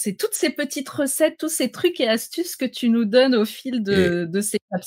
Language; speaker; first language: French; native; French